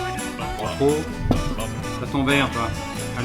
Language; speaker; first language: French; native; French